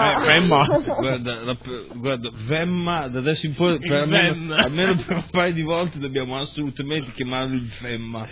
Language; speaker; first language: Italian; native; Italian